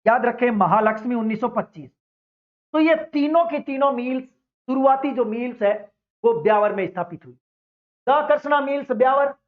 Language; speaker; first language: Hindi; native; Hindi